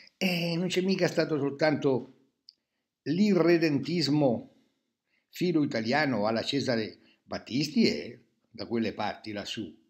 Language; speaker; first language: Italian; native; Italian